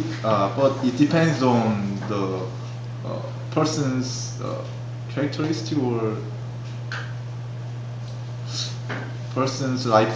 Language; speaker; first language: English; non-native, learner; Korean